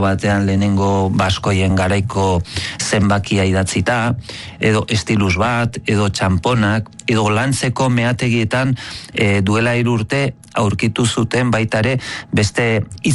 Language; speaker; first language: Basque; native; Basque